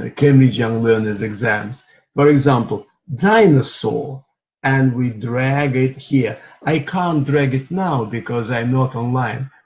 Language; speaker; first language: English; non-native, fluent; Russian